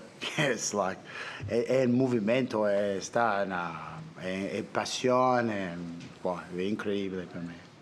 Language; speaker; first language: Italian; non-native, learner; English